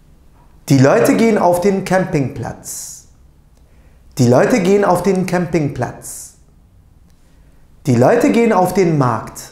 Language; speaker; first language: German; non-native, fluent; Turkish